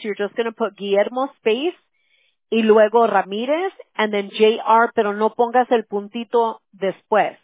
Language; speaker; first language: Spanish; early bilingual, heritage; Spanish